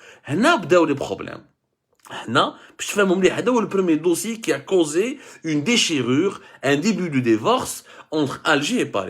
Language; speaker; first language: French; non-native, local second language; Arabic